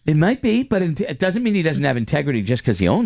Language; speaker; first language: English; native; English